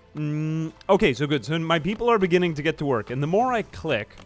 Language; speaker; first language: English; native; English